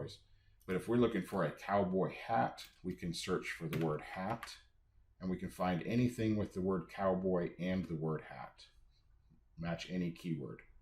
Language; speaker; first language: English; native; English